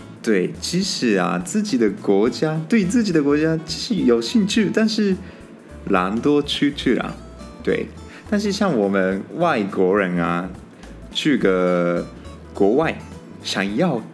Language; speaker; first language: Chinese; non-native, fluent; Japanese